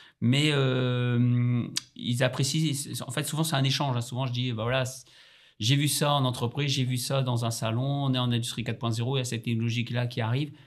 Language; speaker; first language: French; native; French